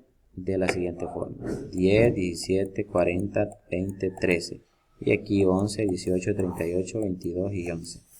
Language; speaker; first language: Spanish; native; Spanish